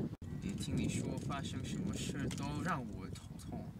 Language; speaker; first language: Chinese; non-native, learner; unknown